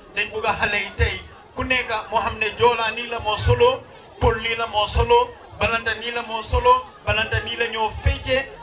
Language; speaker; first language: Wolof; native; Wolof